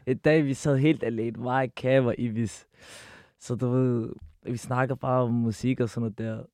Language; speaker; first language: Danish; early bilingual, other home language; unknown